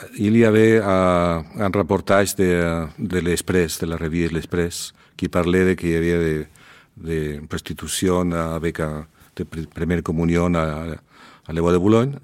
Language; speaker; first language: French; non-native, learner; Spanish